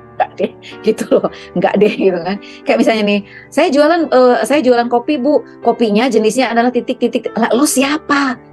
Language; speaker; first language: Indonesian; native; Indonesian